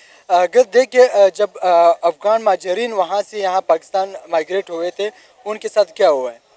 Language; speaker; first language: Hindi; non-native, local second language; Pashto